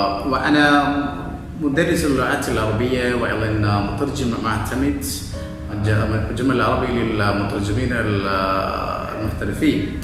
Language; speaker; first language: Arabic; non-native, fluent; Malayalam